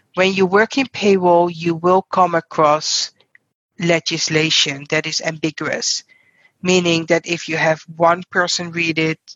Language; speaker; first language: English; non-native, fluent; Dutch